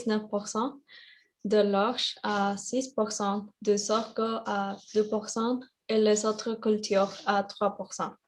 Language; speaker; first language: French; non-native, learner; Spanish